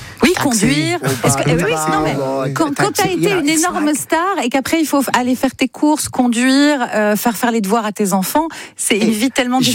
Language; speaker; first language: French; native; French